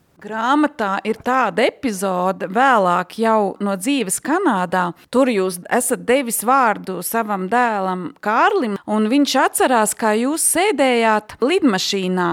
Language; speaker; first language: Latvian; native; Latvian